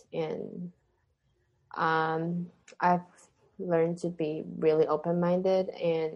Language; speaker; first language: English; non-native, fluent; Chinese